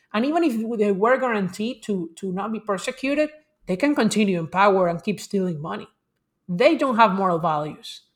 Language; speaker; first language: English; non-native, fluent; Spanish